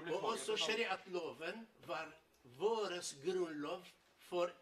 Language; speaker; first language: Norwegian; non-native, learner; Kurdish